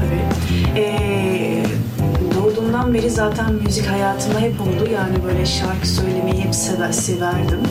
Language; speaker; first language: Turkish; early bilingual, heritage; Turkish